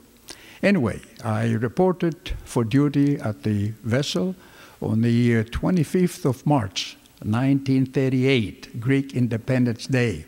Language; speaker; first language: English; non-native, fluent; Greek